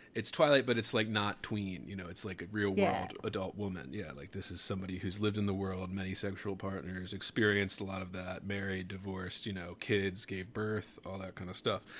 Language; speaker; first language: English; native; English